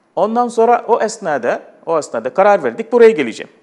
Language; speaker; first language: Turkish; non-native, fluent; Arabic